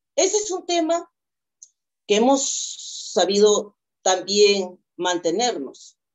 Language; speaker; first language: Spanish; non-native, local second language; Quechua